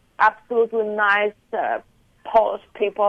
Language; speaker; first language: English; non-native, fluent; Ukrainian